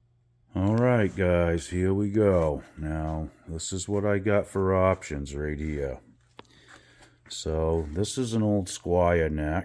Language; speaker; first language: English; native; English